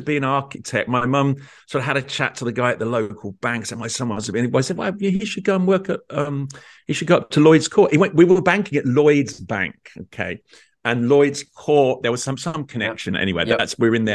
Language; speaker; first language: English; native; English